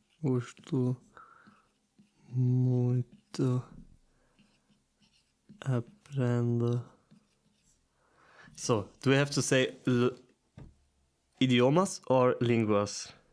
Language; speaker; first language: Portuguese; non-native, learner; German